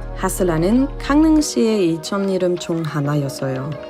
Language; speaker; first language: Korean; non-native, learner; German